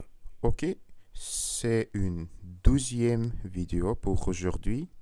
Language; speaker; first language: French; non-native, learner; Russian